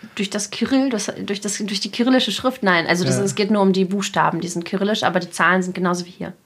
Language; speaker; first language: German; early bilingual, other home language; Russian